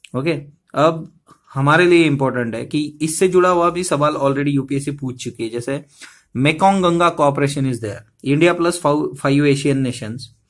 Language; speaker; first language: Hindi; non-native, local second language; Marathi